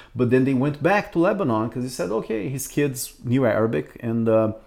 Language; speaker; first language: English; non-native, fluent; Portuguese